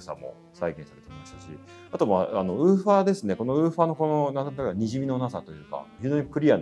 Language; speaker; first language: Japanese; native; Japanese